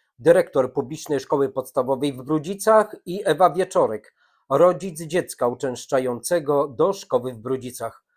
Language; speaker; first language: Polish; native; Polish